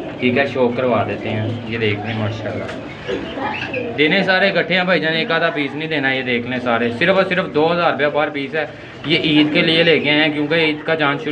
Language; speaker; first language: Urdu; native; Urdu